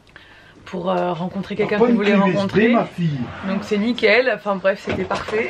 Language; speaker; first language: French; native; French